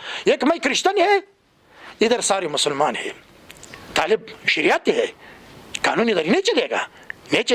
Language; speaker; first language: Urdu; non-native, learner; Pashto